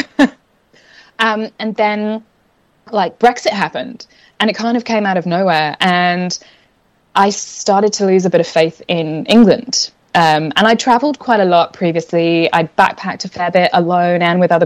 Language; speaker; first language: English; native; English